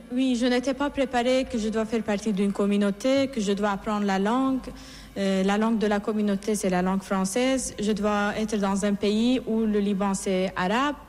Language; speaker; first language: French; non-native, fluent; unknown